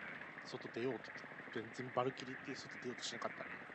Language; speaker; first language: Japanese; native; Japanese